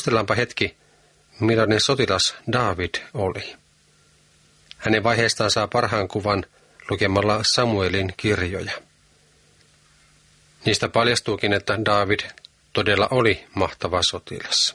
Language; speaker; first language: Finnish; native; Finnish